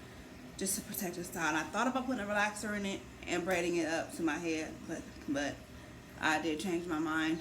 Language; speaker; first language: English; native; English